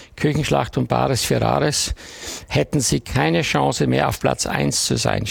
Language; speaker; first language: German; native; German